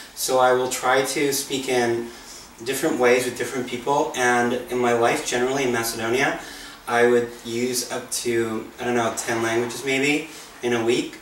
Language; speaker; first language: English; native; English